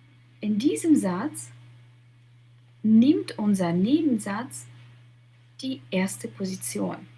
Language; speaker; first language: German; non-native, fluent; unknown